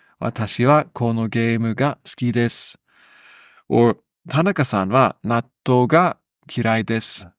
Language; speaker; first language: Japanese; non-native, learner; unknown